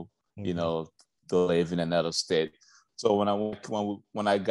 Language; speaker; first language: English; native; English